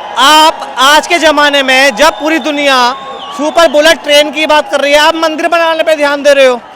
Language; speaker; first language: Hindi; native; Hindi